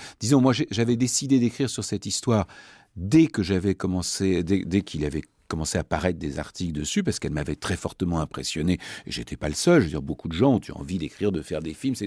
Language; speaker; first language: French; native; French